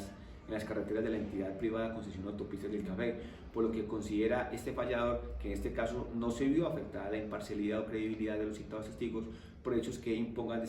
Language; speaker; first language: Spanish; native; Spanish